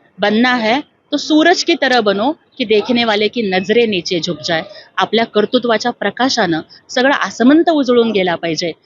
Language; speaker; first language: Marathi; non-native, local second language; Telugu